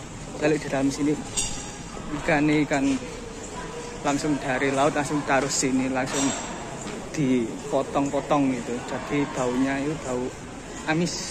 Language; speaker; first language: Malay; non-native, local second language; Javanese